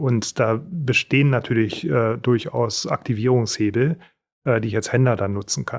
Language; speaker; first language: German; native; German